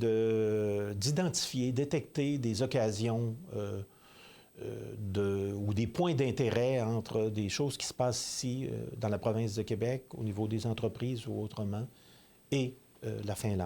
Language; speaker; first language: French; native; French